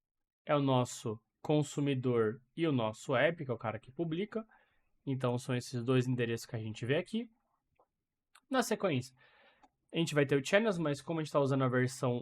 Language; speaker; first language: Portuguese; native; Portuguese